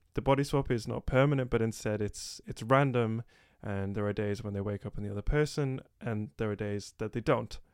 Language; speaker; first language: English; native; English